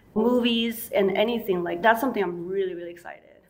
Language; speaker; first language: English; non-native, fluent; Chinese